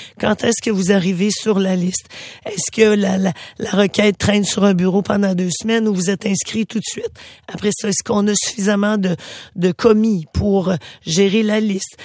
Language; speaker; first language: French; native; French